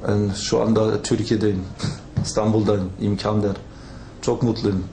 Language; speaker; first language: Turkish; non-native, learner; German